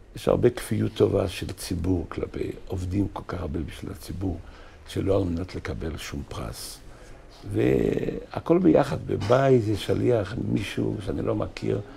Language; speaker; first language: Hebrew; native; Hebrew